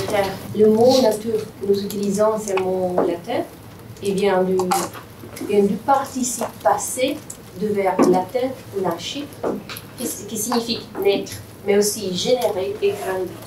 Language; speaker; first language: French; non-native, fluent; Italian